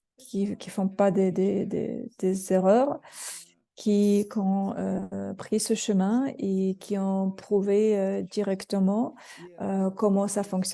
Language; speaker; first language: French; non-native, fluent; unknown